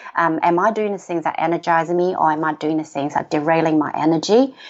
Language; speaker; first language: English; non-native, fluent; Chinese